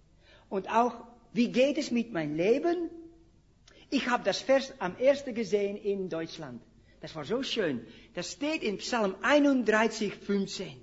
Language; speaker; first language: German; non-native, fluent; Dutch